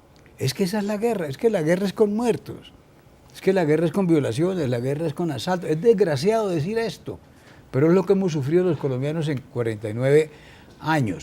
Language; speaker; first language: Spanish; native; Spanish